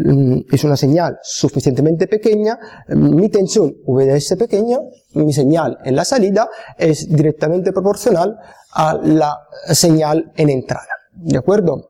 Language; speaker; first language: Spanish; non-native, fluent; Italian